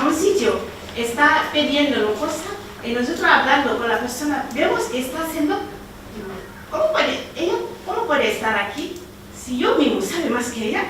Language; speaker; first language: Spanish; non-native, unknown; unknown